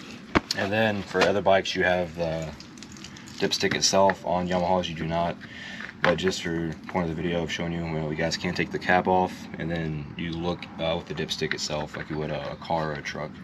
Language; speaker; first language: English; native; English